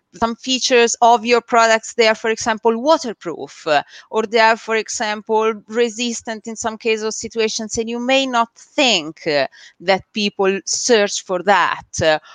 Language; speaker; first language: English; non-native, fluent; Italian